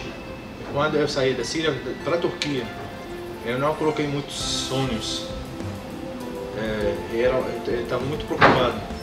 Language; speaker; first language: Portuguese; non-native, fluent; Arabic